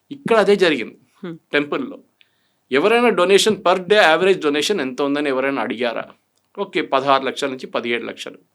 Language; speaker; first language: Telugu; non-native, fluent; Malayalam